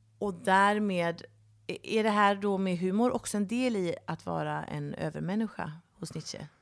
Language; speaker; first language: Swedish; native; Swedish